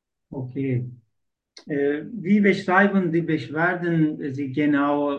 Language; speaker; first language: German; non-native, learner; Turkish